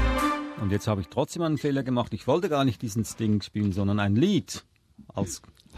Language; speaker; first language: German; native; German